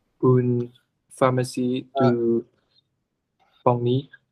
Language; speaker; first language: French; non-native, learner; Vietnamese